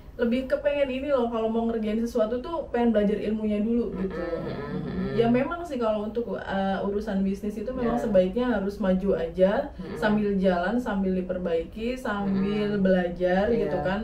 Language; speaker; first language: Indonesian; native; Indonesian